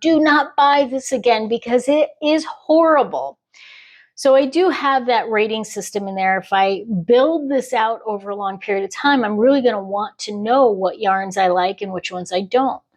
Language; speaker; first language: English; native; English